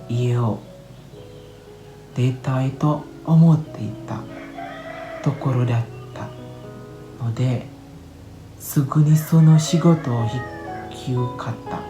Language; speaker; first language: Japanese; non-native, learner; Indonesian